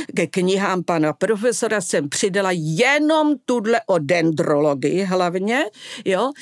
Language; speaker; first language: Czech; non-native, fluent; Italian